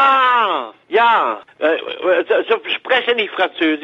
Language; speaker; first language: German; non-native, learner; French